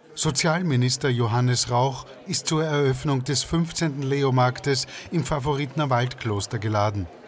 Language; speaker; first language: German; native; German